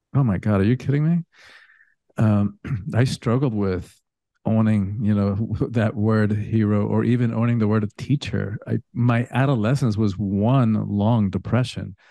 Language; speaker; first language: English; early bilingual, other home language; Spanish